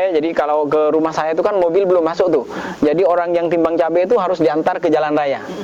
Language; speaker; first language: Indonesian; non-native, local second language; Madurese